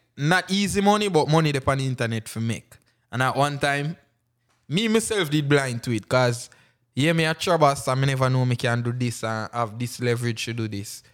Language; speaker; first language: English; non-native, local second language; Jamaican Creole English